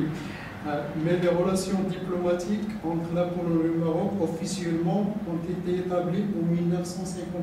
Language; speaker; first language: French; non-native, local second language; Arabic